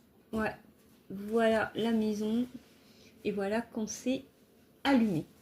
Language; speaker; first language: French; native; French